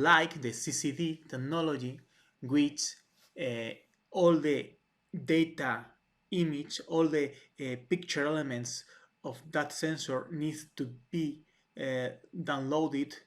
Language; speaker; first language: English; non-native, fluent; Spanish